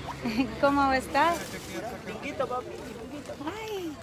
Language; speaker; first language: Spanish; non-native, learner; English